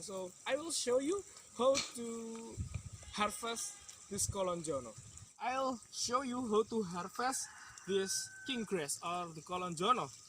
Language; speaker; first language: English; non-native, fluent; Indonesian